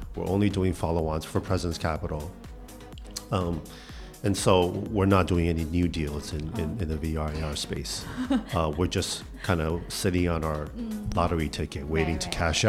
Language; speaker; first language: English; early bilingual, other home language; Chinese